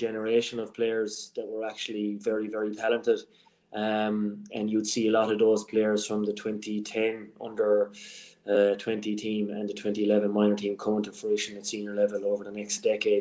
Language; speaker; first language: English; native; English